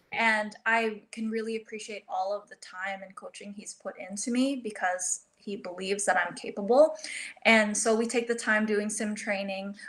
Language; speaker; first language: English; early bilingual, other home language; Filipino